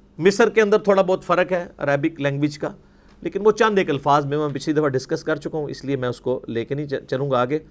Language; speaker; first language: Urdu; non-native, local second language; Punjabi